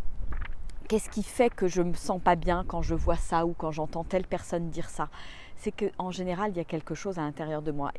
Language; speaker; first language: French; native; French